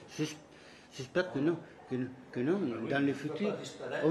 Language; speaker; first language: French; non-native, fluent; Spanish